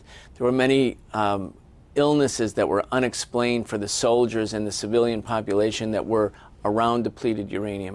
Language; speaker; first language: English; native; English